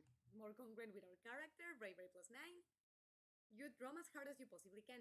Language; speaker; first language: English; non-native, fluent; Spanish